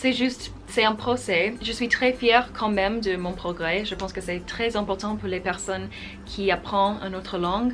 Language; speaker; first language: French; non-native, fluent; English